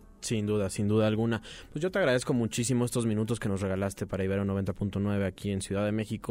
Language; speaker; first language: Spanish; native; Spanish